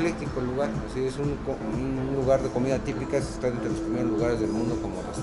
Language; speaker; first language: Spanish; native; Spanish